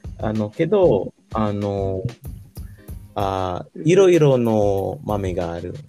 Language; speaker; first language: Japanese; non-native, learner; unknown